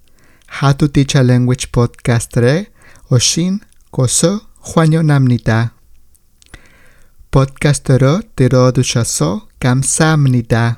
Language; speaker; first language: Korean; non-native, learner; Spanish